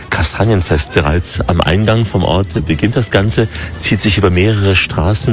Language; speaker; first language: German; native; German